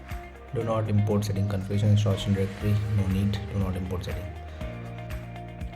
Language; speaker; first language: English; non-native, local second language; Hindi